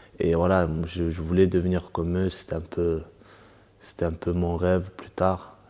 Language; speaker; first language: French; early bilingual, other home language; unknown